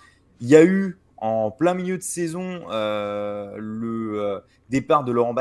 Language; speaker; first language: French; native; French